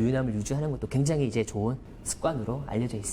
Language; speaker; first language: Korean; native; Korean